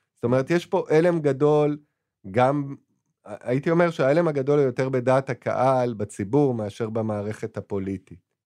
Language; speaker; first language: Hebrew; native; Hebrew